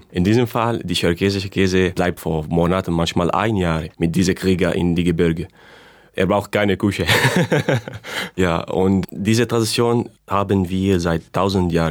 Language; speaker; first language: German; non-native, learner; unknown